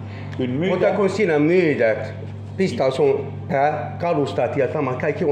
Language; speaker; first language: Finnish; non-native, learner; Turkish